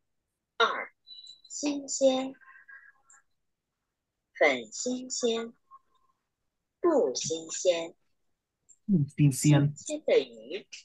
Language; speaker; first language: Chinese; non-native, learner; Vietnamese